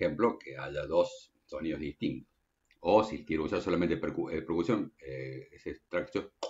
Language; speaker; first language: Spanish; native; Spanish